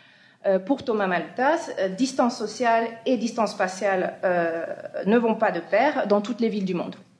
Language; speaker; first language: French; native; French